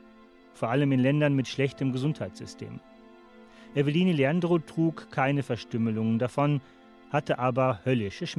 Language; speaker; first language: German; native; German